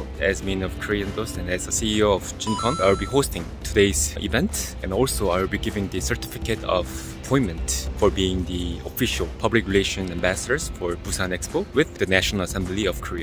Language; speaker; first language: English; non-native, fluent; Korean